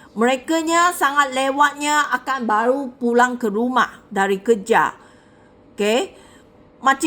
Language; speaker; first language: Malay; non-native, local second language; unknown